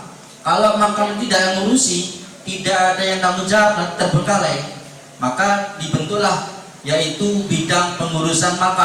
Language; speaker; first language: Indonesian; native; Indonesian